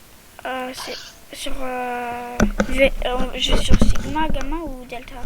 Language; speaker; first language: French; native; French